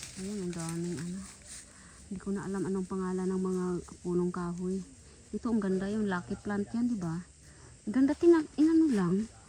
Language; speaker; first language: Filipino; non-native, local second language; Aklanon